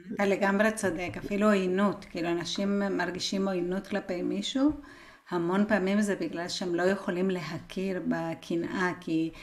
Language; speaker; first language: Hebrew; non-native, fluent; Spanish